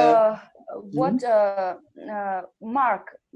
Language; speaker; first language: English; non-native, learner; Russian